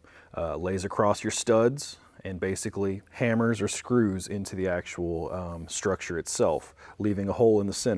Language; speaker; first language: English; native; English